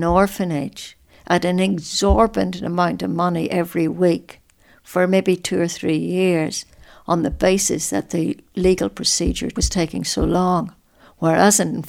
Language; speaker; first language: English; native; English